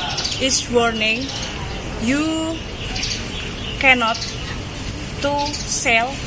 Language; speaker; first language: English; non-native, learner; Indonesian